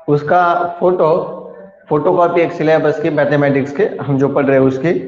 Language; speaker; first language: Hindi; non-native, local second language; Marathi